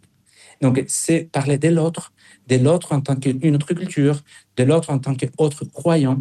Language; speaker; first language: French; non-native, fluent; Spanish